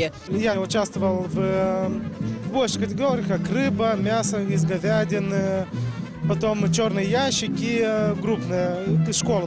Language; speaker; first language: Russian; non-native, local second language; Romanian